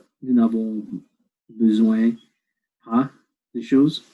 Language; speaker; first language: French; non-native, learner; English